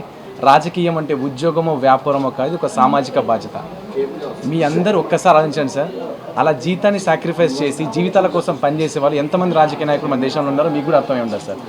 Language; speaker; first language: Telugu; native; Telugu